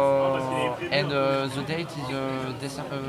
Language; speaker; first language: English; non-native, learner; French